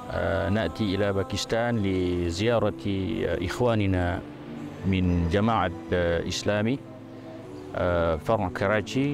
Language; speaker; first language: Arabic; non-native, fluent; Malay